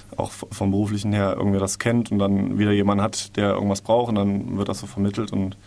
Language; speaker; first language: German; native; German